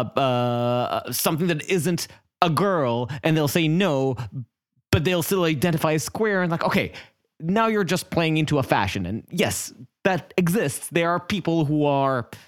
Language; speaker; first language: English; non-native, fluent; Hebrew